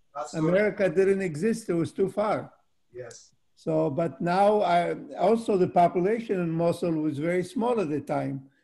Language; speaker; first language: English; early bilingual, other home language; Arabic